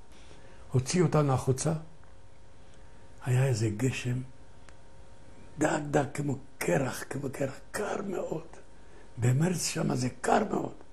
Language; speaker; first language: Hebrew; non-native, fluent; Ladino